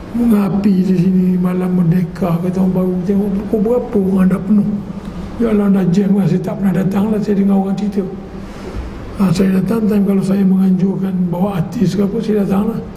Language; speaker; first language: Malay; native; Malay